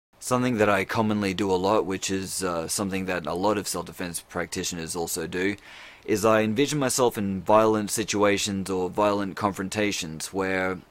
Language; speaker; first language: English; native; English